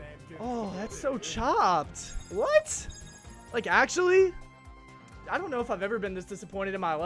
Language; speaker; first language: English; native; English